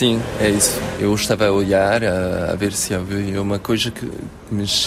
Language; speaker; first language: Portuguese; early bilingual, heritage; French